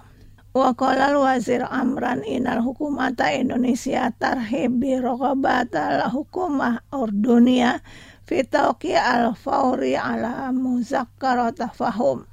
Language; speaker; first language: Arabic; non-native, fluent; Indonesian